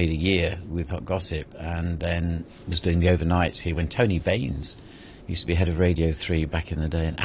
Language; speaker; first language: English; native; English